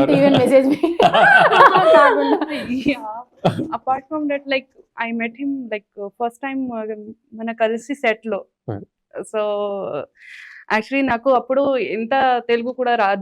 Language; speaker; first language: Telugu; non-native, learner; Hindi